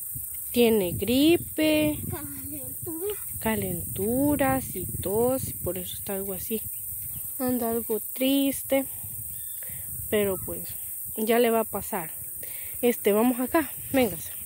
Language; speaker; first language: Spanish; native; Spanish